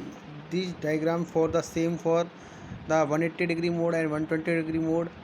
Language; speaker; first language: English; non-native, local second language; Hindi